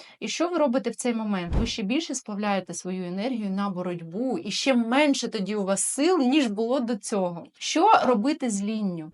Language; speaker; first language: Ukrainian; non-native, local second language; Russian